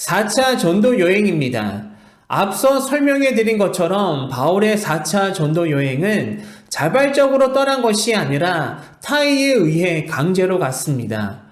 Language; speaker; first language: Korean; native; Korean